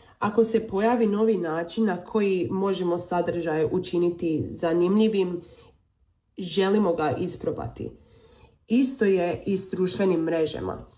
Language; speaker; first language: Serbian; early bilingual, heritage; Croatian